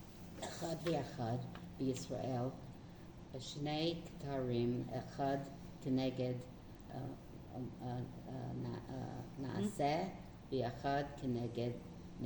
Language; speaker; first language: Hebrew; non-native, learner; English